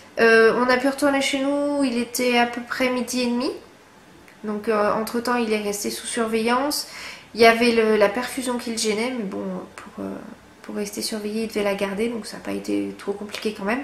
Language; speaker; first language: French; native; French